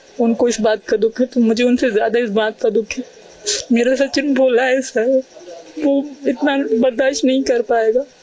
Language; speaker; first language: Urdu; non-native, local second language; Sindhi